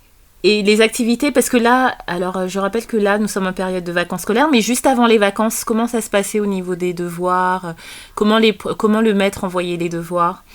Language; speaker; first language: French; native; French